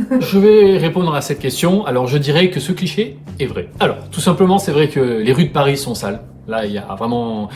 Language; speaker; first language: French; native; French